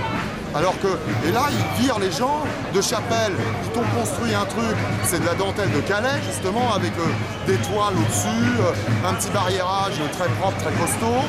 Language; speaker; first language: French; native; French